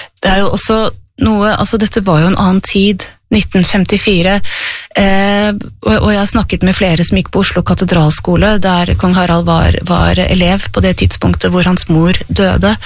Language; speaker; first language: Norwegian; native; Norwegian